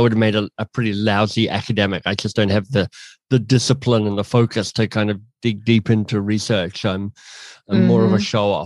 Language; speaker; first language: English; native; English